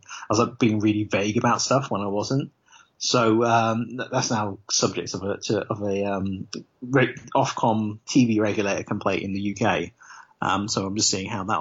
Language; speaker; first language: English; native; English